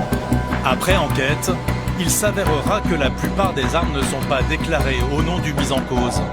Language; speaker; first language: French; native; French